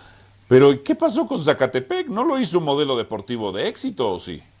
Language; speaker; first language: Spanish; native; Spanish